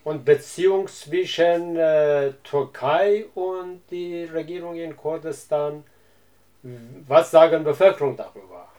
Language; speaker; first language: German; non-native, learner; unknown